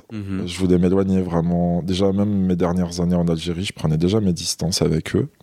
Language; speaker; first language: French; non-native, local second language; Arabic